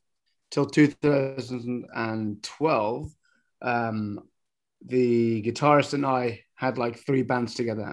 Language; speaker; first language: English; native; English